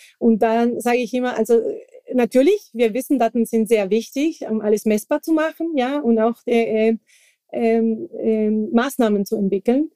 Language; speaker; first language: German; non-native, fluent; Spanish